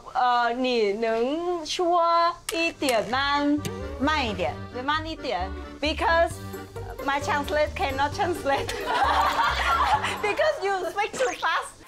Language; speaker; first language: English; non-native, learner; Vietnamese